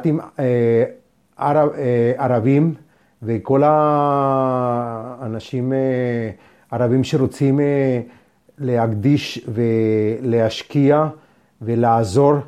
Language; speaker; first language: Hebrew; non-native, fluent; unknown